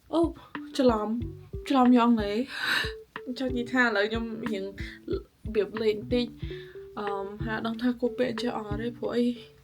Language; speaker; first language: Khmer; early bilingual, heritage; Khmer